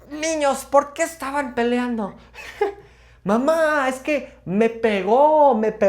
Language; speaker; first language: Spanish; non-native, fluent; English